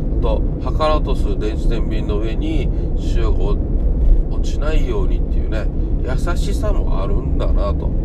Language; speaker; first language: Japanese; native; Japanese